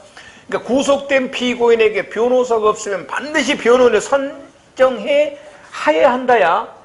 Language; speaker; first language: Korean; native; Korean